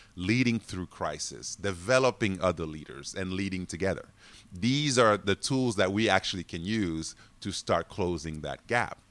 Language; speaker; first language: English; non-native, fluent; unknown